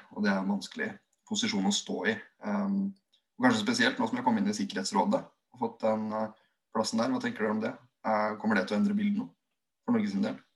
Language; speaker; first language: Norwegian; native; Norwegian